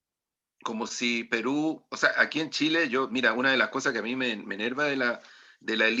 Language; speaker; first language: Spanish; native; Spanish